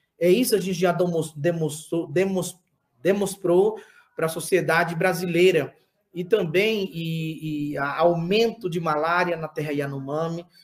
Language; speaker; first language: Portuguese; non-native, local second language; Yanomámi